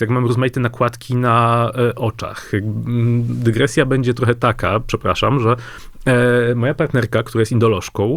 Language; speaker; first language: Polish; native; Polish